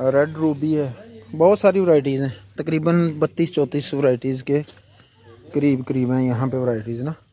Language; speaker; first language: Hindi; non-native, local second language; Punjabi